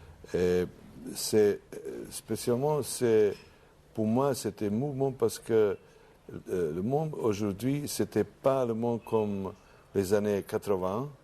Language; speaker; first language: French; non-native, learner; Croatian